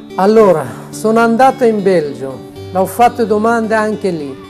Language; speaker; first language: Italian; non-native, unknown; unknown